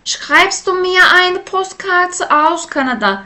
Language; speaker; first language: German; non-native, fluent; Turkish